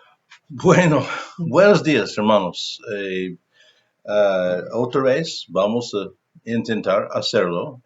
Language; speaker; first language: Spanish; non-native, fluent; English